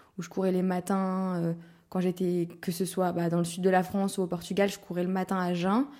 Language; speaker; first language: French; native; French